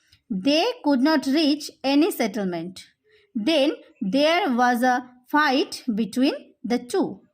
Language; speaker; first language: English; non-native, local second language; Bangla